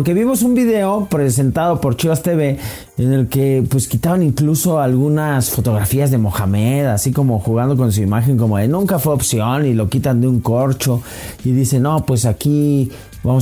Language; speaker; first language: Spanish; native; Spanish